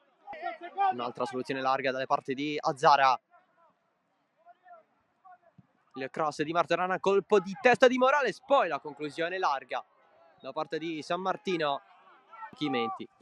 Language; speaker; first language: Italian; native; Italian